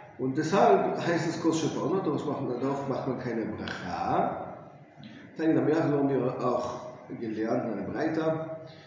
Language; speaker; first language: German; non-native, fluent; English